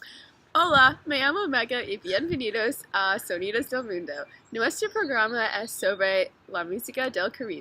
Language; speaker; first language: Spanish; non-native, learner; English